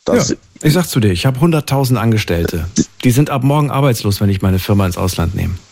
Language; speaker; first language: German; native; German